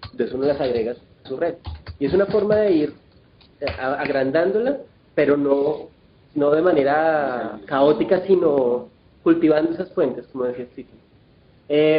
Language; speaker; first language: Spanish; native; Spanish